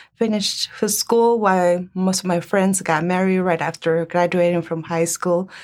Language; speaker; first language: English; early bilingual, other home language; Spanish